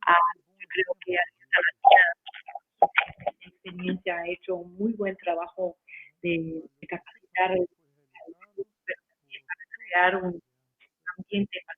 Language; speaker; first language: Spanish; non-native, fluent; English